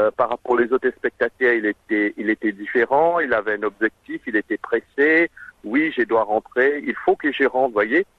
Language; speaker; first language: French; non-native, local second language; Morisyen